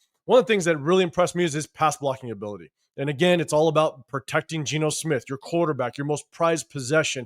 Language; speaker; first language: English; native; English